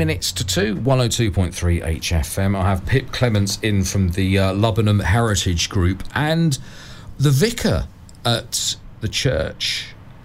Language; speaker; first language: English; native; English